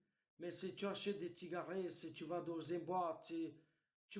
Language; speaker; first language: French; non-native, fluent; Romanian